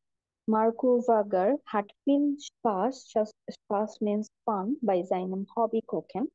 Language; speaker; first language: German; non-native, fluent; Bangla